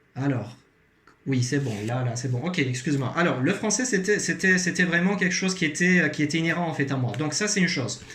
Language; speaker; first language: French; non-native, fluent; Azerbaijani